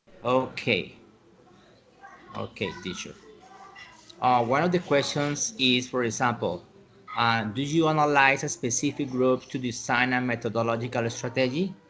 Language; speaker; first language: English; non-native, learner; Spanish